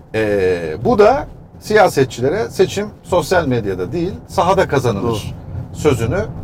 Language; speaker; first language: Turkish; native; Turkish